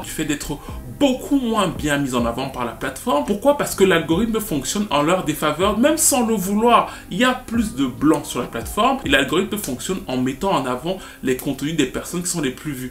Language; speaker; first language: French; native; French